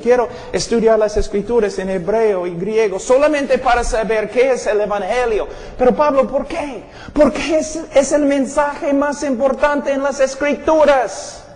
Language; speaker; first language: Spanish; non-native, fluent; English